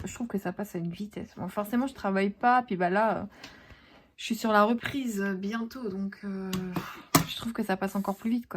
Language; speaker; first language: French; native; French